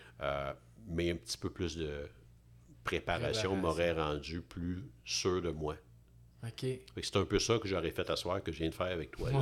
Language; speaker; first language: French; native; French